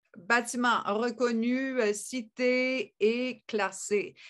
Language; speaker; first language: French; native; French